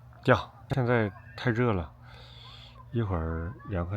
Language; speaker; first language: Chinese; native; Chinese